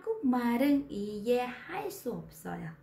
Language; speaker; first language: Korean; non-native, learner; Vietnamese